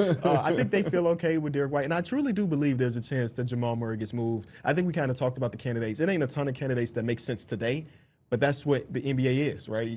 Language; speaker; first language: English; native; English